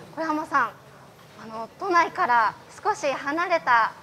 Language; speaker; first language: Japanese; native; Japanese